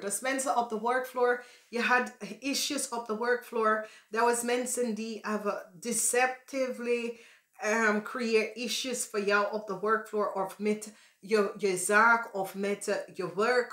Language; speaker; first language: Dutch; non-native, learner; English